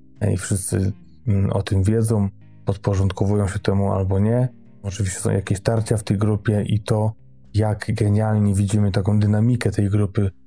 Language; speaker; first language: Polish; native; Polish